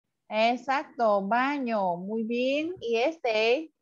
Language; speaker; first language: Spanish; non-native, fluent; Vietnamese